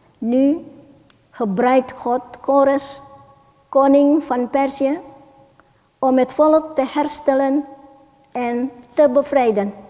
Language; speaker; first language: Dutch; non-native, fluent; Indonesian